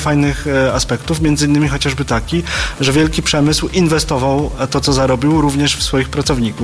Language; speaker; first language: Polish; native; Polish